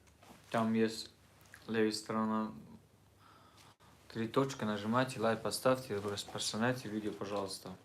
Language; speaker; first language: Russian; non-native, learner; Tajik